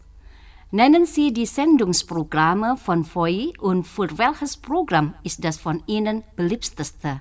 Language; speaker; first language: German; non-native, fluent; Indonesian